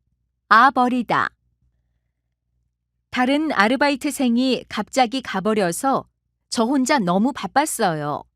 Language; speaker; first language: Korean; non-native, learner; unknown